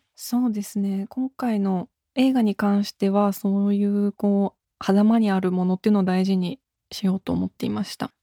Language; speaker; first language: Japanese; native; Japanese